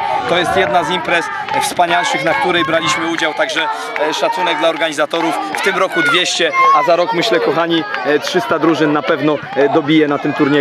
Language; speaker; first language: Polish; native; Polish